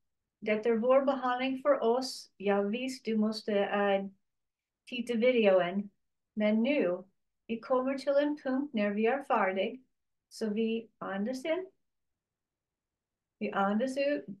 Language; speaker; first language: Swedish; non-native, learner; English